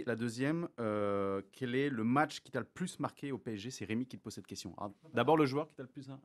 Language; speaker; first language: French; native; French